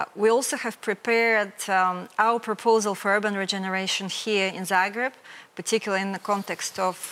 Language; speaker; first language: English; non-native, fluent; Ukrainian